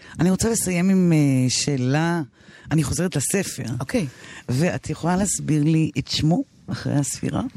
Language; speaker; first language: Hebrew; native; Hebrew